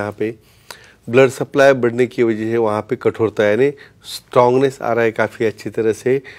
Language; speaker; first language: Hindi; non-native, local second language; Marathi